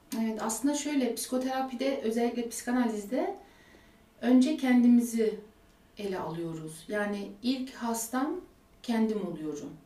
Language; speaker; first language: Turkish; early bilingual, heritage; Turkish